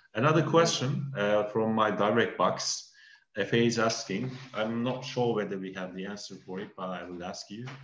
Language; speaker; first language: English; non-native, fluent; Turkish